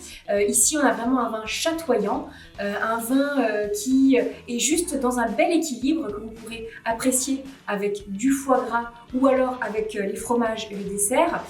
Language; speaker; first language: French; native; French